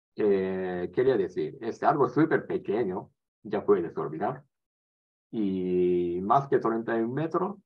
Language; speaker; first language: Spanish; non-native, learner; Japanese